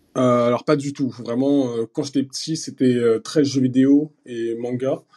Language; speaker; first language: French; early bilingual, other home language; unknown